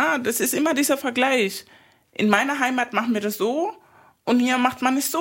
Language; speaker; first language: German; non-native, fluent; Spanish